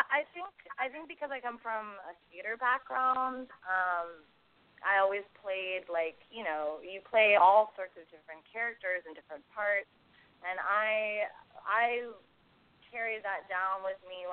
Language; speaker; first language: English; native; English